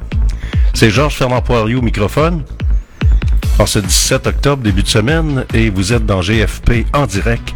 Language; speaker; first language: French; native; French